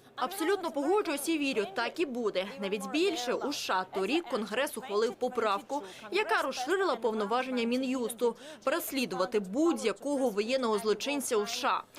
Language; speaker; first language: Ukrainian; native; Ukrainian